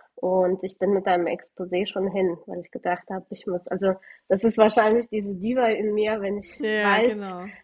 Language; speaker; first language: German; early bilingual, other home language; Russian